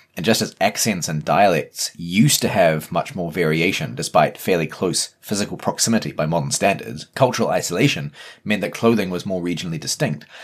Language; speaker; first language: English; native; English